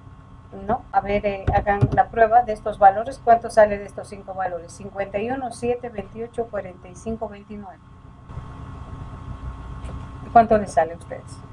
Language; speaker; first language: Spanish; native; Spanish